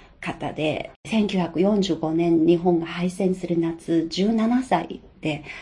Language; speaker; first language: Japanese; non-native, fluent; Chinese